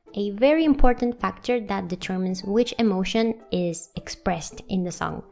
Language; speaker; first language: English; non-native, fluent; Spanish